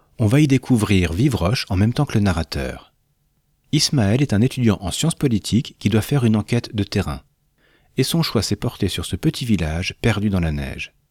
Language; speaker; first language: French; native; French